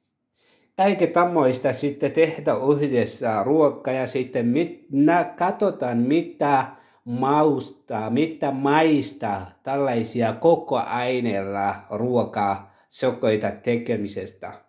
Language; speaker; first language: Finnish; non-native, learner; Tigrinya